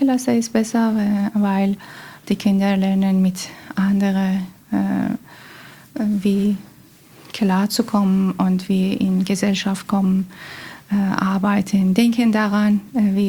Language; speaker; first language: German; non-native, learner; Persian